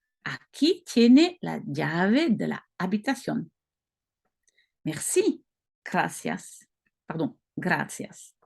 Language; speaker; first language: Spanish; non-native, learner; French